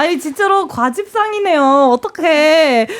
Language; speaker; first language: Korean; non-native, fluent; English